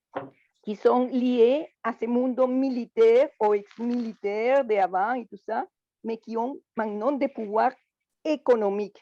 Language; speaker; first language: French; non-native, fluent; Spanish